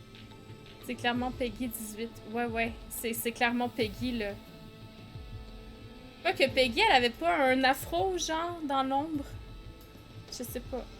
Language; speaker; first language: French; native; French